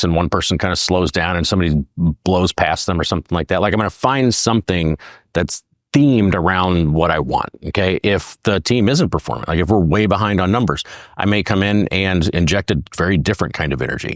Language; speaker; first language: English; native; English